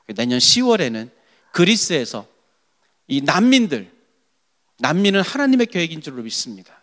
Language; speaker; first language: Korean; native; Korean